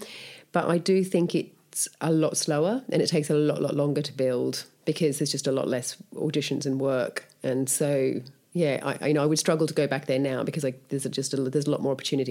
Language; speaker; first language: English; native; English